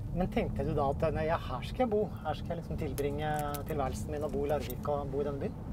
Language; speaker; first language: Norwegian; native; Norwegian